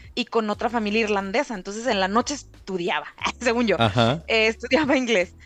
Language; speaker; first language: Spanish; native; Spanish